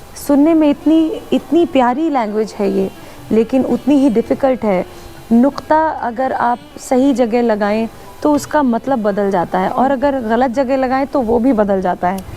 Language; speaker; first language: Hindi; native; Hindi